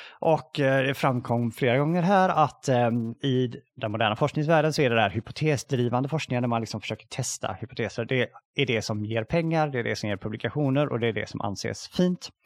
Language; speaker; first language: Swedish; native; Swedish